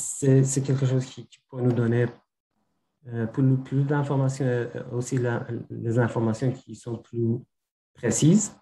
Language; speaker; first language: French; non-native, fluent; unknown